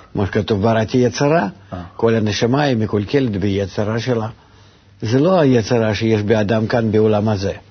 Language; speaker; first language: Hebrew; non-native, fluent; Russian